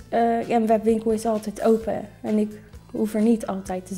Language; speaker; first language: Dutch; native; Dutch